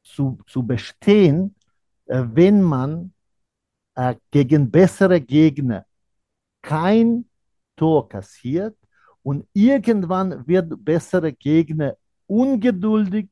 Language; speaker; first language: German; non-native, fluent; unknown